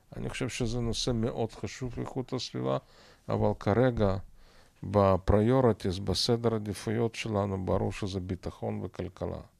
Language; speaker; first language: Hebrew; non-native, fluent; Russian